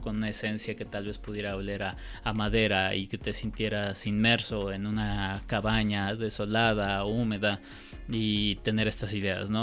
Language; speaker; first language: Spanish; native; Spanish